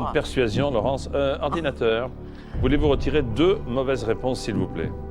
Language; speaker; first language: French; native; French